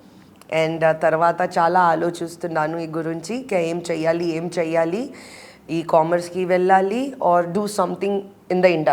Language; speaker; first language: Telugu; non-native, learner; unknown